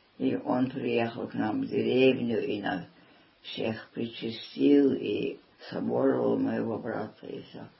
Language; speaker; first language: Russian; early bilingual, heritage; Russian